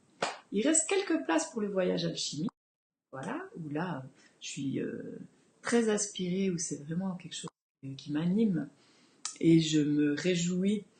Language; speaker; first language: French; native; French